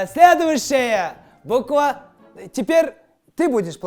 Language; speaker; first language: Russian; non-native, local second language; Kazakh